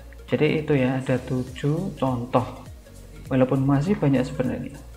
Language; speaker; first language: English; non-native, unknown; Indonesian